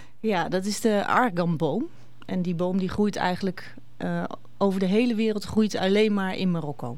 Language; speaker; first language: Dutch; native; Dutch